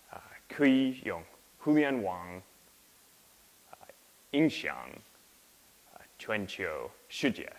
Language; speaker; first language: Chinese; non-native, learner; English